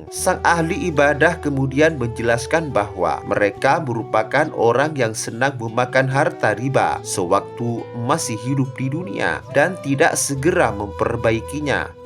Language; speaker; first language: Indonesian; native; Indonesian